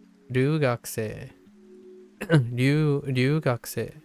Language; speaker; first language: Chinese; non-native, learner; English